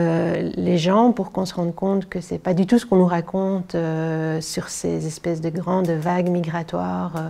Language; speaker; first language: French; native; French